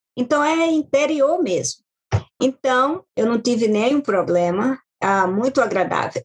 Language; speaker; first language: Portuguese; native; Portuguese